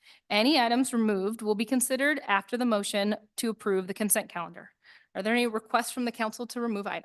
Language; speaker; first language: English; native; English